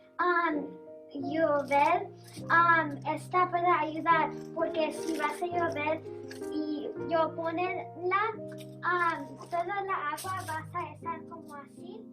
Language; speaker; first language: Spanish; non-native, learner; English